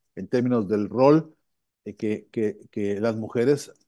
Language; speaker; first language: Spanish; native; Spanish